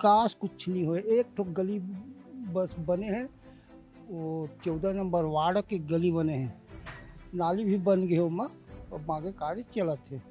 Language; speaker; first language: Hindi; non-native, local second language; Chhattisgarhi